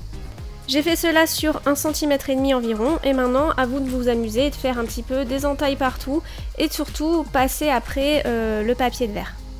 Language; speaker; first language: French; native; French